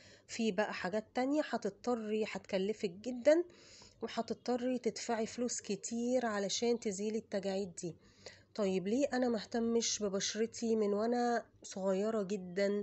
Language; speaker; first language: Arabic; native; Arabic